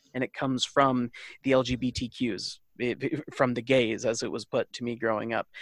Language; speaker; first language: English; native; English